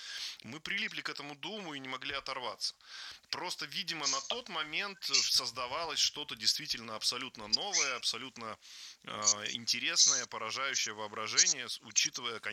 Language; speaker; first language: Russian; native; Russian